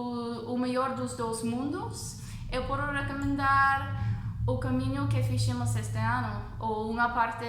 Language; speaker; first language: Portuguese; non-native, fluent; English